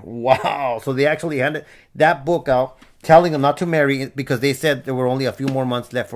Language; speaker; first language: English; early bilingual, other home language; Spanish